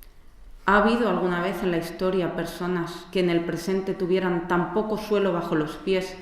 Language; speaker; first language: Spanish; native; Spanish